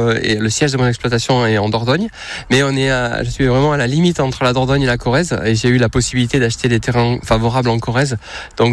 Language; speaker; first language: French; native; French